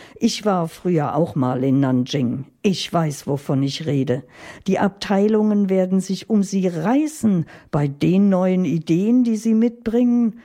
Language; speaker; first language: German; native; German